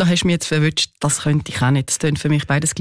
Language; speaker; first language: German; native; German